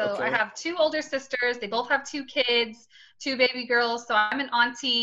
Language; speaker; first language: English; native; English